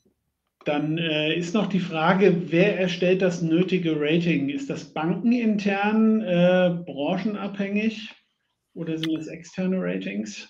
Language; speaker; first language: German; native; German